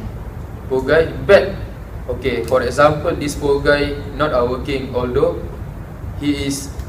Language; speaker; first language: English; non-native, local second language; Malay